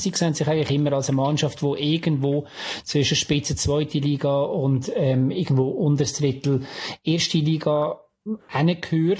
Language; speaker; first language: German; native; German